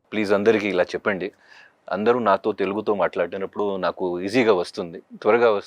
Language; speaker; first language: Telugu; non-native, local second language; Hindi